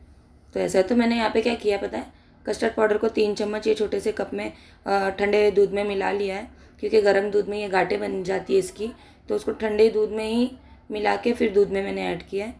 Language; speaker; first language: Hindi; native; Hindi